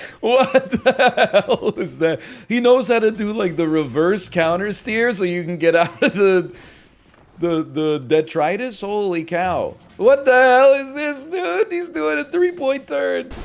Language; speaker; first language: English; native; English